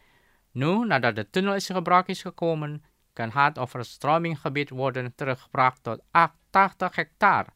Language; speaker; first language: Dutch; non-native, fluent; Indonesian